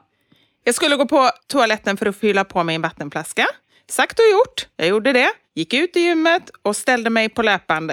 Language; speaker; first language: Swedish; native; Swedish